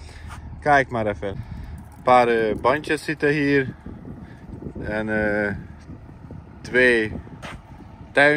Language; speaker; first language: Dutch; non-native, learner; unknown